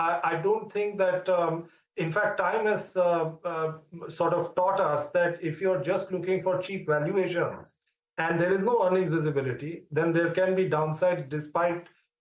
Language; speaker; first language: English; non-native, local second language; Hindi